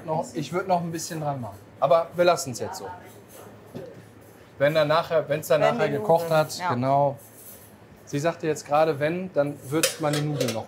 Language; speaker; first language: German; native; German